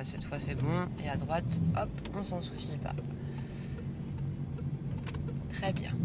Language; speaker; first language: French; native; French